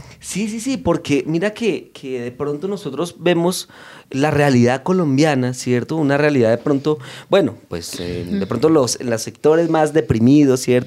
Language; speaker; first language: Spanish; native; Spanish